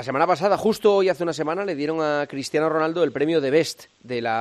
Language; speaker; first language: Spanish; native; Spanish